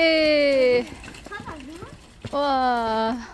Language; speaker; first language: Korean; non-native, learner; Filipino